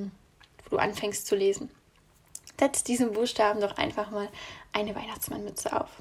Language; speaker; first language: German; native; German